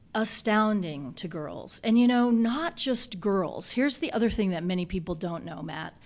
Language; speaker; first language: English; native; English